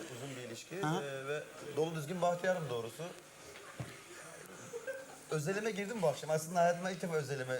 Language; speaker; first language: Turkish; native; Turkish